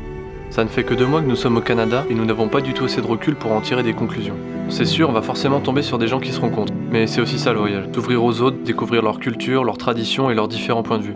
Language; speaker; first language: French; native; French